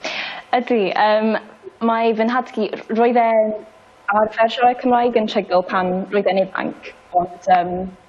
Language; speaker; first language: Welsh; non-native, local second language; English